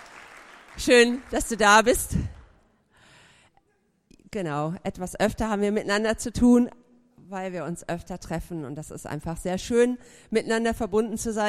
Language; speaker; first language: German; native; German